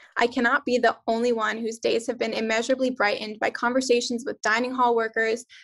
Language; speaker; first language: English; native; English